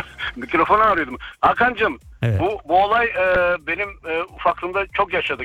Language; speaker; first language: Turkish; early bilingual, other home language; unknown